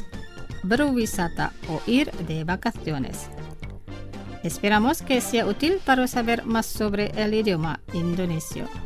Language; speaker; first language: Spanish; non-native, fluent; Indonesian